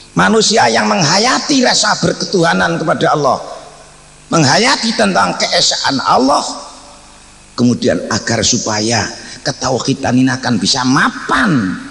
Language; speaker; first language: Indonesian; non-native, local second language; Javanese